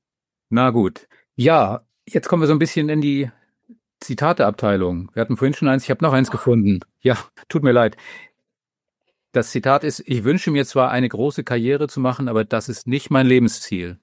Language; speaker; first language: German; native; German